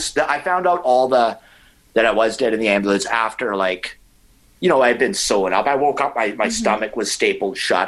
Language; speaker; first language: English; native; English